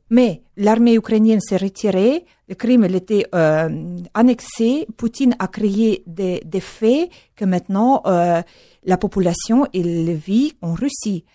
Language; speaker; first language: French; non-native, fluent; Russian